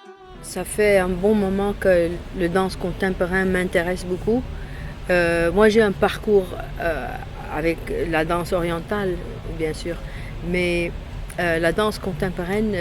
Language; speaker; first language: French; non-native, fluent; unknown